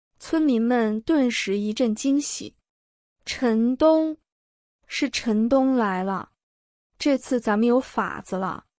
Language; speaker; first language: Chinese; native; Chinese